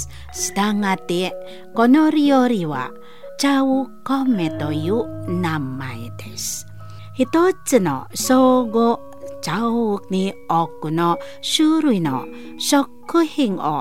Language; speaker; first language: Japanese; non-native, learner; Indonesian